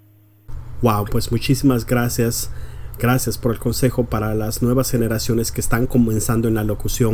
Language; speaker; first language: Spanish; early bilingual, heritage; Spanish